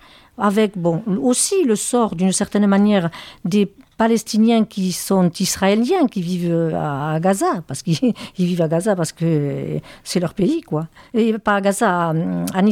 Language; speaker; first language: French; native; French